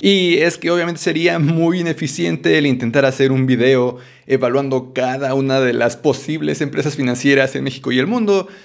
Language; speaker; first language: Spanish; native; Spanish